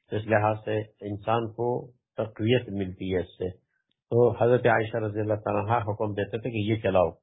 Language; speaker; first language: Urdu; non-native, local second language; Pashto